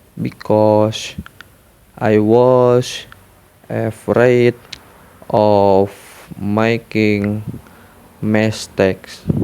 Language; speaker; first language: English; non-native, learner; Indonesian